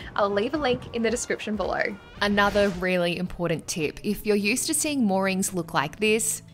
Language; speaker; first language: English; native; English